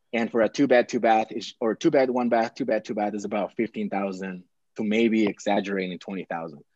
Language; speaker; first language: English; early bilingual, other home language; Spanish